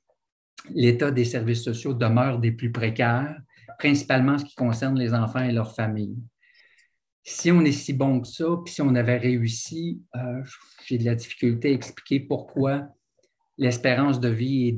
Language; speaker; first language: French; native; French